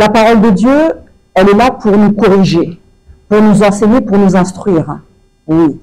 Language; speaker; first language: French; native; French